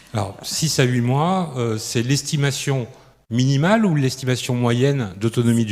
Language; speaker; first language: French; native; French